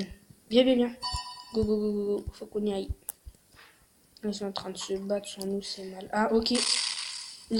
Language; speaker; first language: French; native; French